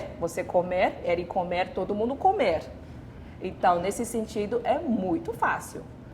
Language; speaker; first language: Portuguese; non-native, fluent; Chinese